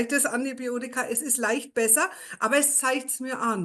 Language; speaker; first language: German; native; German